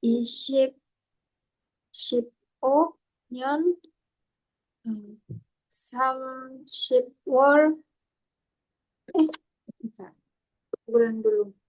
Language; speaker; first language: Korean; non-native, learner; Indonesian